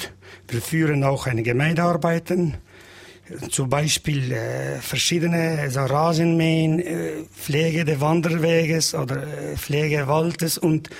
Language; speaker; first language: German; non-native, learner; Albanian